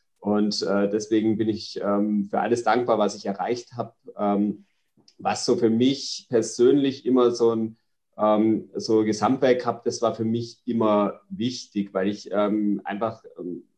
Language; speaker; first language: German; native; German